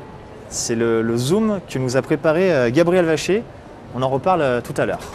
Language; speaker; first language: French; native; French